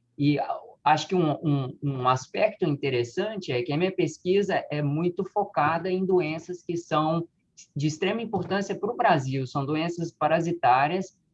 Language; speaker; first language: Portuguese; native; Portuguese